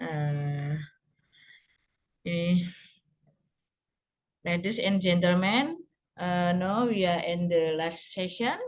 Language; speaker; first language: English; non-native, learner; Indonesian